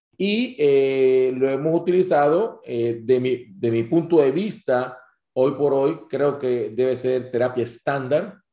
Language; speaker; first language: Spanish; native; Spanish